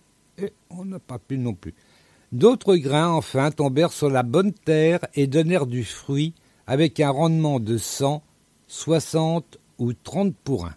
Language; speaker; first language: French; native; French